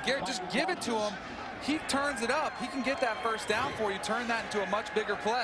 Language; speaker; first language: English; native; English